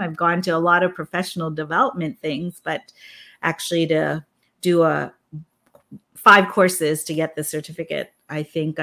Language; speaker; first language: English; non-native, local second language; Filipino